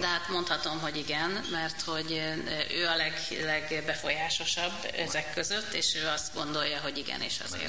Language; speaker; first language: Hungarian; native; Hungarian